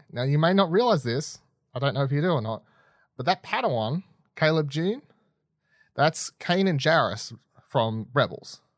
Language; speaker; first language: English; native; English